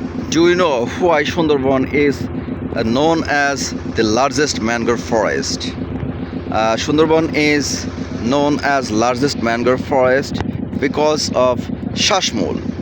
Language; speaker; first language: English; non-native, local second language; Bangla